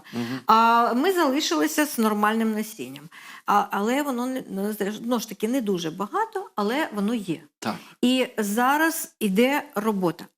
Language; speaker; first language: Ukrainian; non-native, local second language; Russian